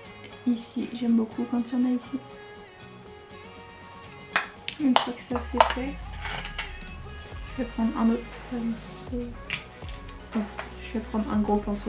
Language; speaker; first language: French; native; French